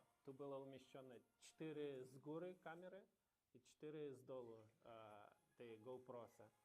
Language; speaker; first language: Polish; non-native, learner; Ukrainian